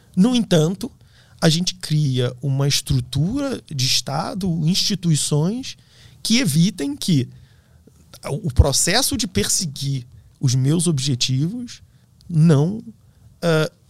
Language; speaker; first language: Portuguese; native; Portuguese